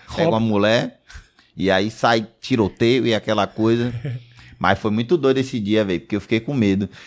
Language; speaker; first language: Portuguese; native; Portuguese